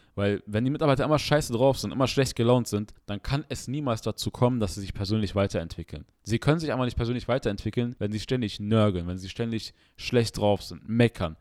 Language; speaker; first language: German; early bilingual, other home language; Arabic